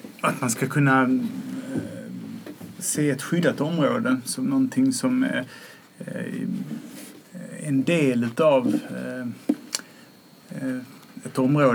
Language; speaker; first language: Swedish; native; Swedish